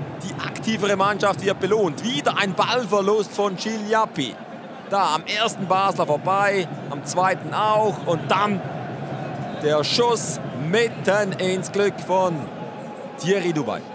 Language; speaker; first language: German; native; German